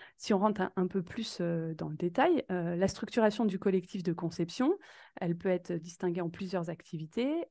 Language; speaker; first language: French; native; French